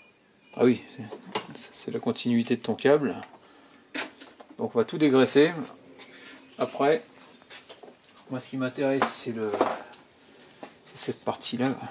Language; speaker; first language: French; native; French